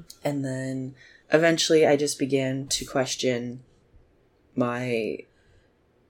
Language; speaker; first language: English; native; English